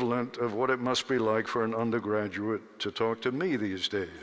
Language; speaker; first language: English; native; English